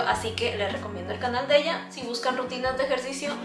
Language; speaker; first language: Spanish; native; Spanish